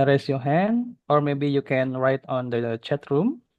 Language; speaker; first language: English; non-native, fluent; Indonesian